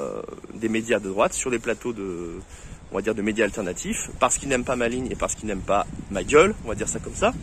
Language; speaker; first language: French; native; French